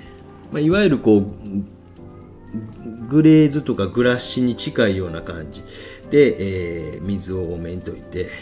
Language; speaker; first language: Japanese; native; Japanese